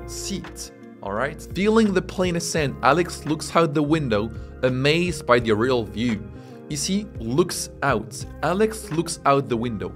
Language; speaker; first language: English; non-native, fluent; French